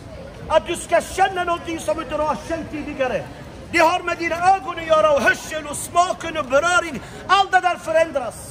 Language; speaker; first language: Swedish; non-native, fluent; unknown